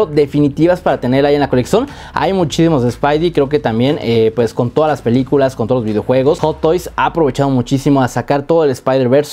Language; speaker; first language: Spanish; native; Spanish